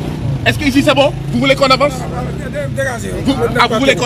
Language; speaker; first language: French; non-native, local second language; Wolof